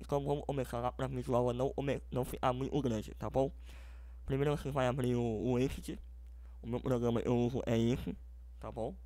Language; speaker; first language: Portuguese; native; Portuguese